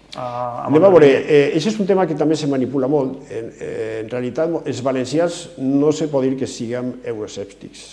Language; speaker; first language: Catalan; native; Catalan